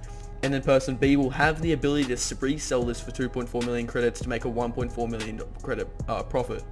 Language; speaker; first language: English; native; English